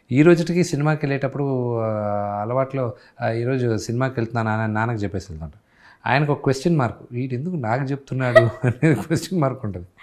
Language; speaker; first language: Telugu; native; Telugu